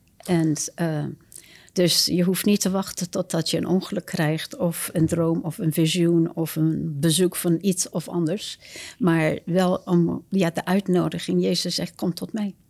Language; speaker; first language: Dutch; non-native, fluent; English